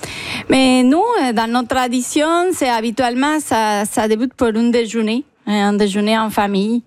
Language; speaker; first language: French; non-native, fluent; Spanish